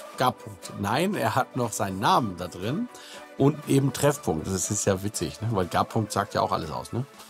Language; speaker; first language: German; native; German